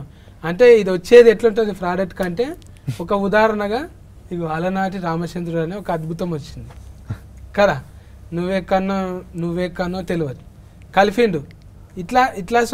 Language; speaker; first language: Telugu; native; Telugu